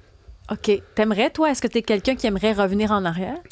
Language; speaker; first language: French; native; French